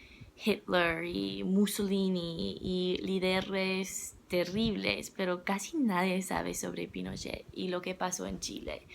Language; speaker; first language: Spanish; non-native, learner; English